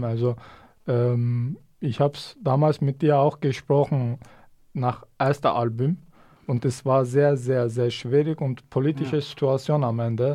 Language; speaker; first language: German; non-native, fluent; Kurdish